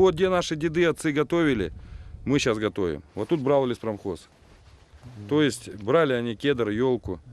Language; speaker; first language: Russian; native; Russian